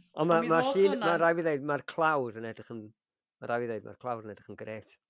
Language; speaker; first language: Welsh; native; Welsh